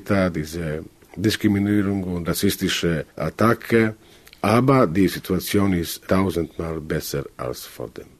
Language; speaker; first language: German; non-native, learner; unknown